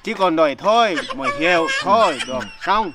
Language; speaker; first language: Vietnamese; non-native, learner; Portuguese